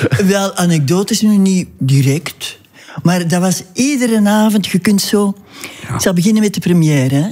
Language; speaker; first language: Dutch; native; Dutch